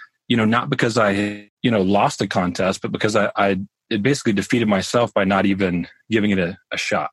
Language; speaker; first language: English; native; English